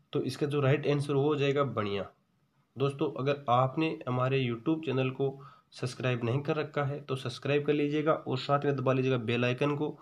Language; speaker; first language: Hindi; native; Hindi